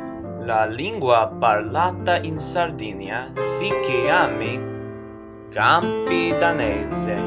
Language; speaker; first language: Italian; non-native, learner; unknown